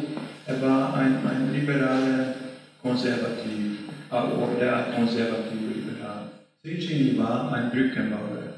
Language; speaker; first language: German; non-native, fluent; Hungarian